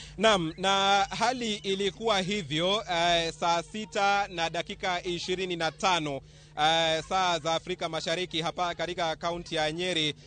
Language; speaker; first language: Swahili; native; Swahili